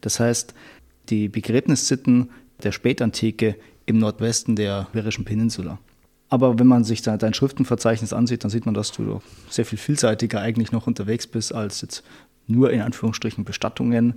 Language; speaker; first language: German; native; German